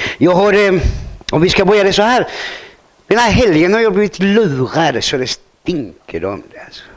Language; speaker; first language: Swedish; early bilingual, other home language; Spanish